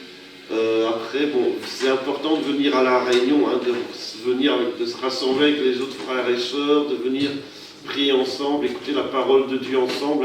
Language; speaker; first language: French; native; French